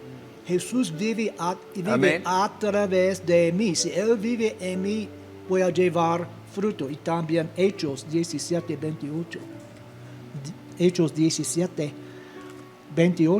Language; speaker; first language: Spanish; non-native, fluent; English